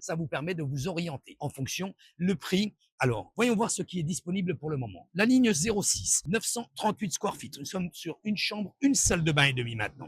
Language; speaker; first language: French; native; French